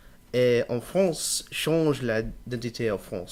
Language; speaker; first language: French; non-native, learner; English